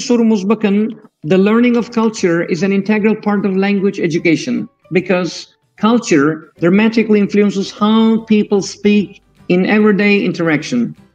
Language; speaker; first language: English; non-native, fluent; Turkish